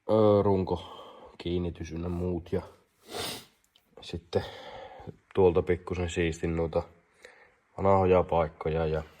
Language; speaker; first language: Finnish; native; Finnish